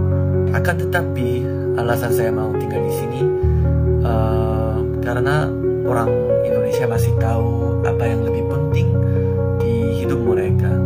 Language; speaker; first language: Indonesian; non-native, learner; Korean